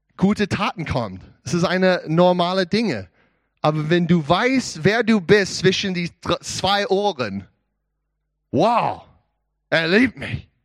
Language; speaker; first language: German; non-native, learner; English